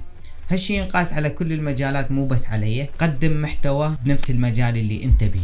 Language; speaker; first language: Arabic; native; Arabic